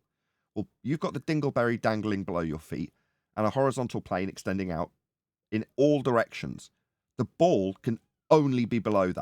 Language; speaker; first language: English; native; English